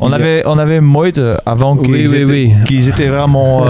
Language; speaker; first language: French; non-native, fluent; Dutch